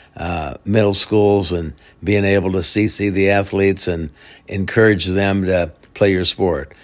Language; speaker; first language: English; native; English